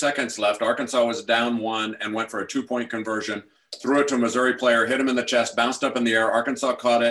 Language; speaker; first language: English; native; English